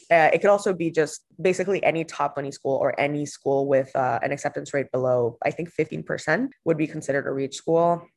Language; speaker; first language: English; non-native, fluent; Spanish